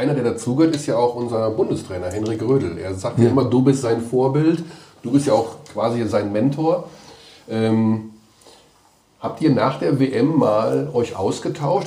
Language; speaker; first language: German; native; German